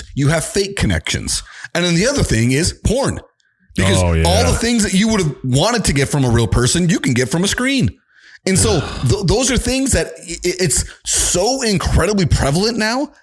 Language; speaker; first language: English; native; English